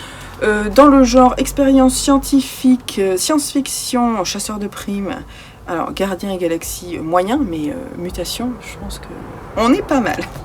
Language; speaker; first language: French; native; French